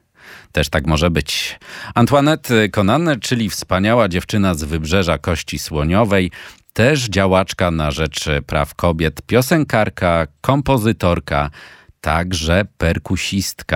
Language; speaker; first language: Polish; native; Polish